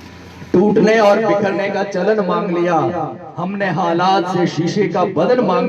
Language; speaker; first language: Hindi; native; Hindi